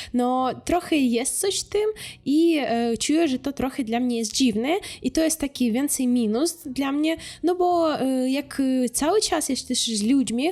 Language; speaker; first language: Polish; non-native, fluent; Russian